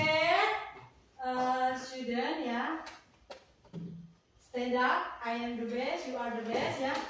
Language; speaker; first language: English; non-native, learner; Indonesian